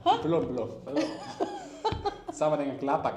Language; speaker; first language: Indonesian; non-native, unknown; German